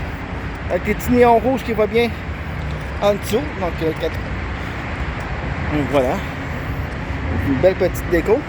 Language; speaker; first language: French; native; French